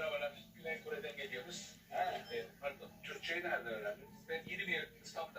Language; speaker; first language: Turkish; non-native, learner; Korean